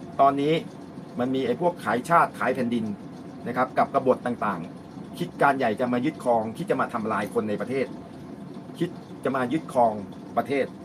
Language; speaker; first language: Thai; native; Thai